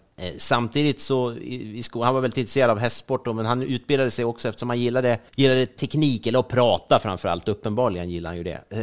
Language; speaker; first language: Swedish; native; Swedish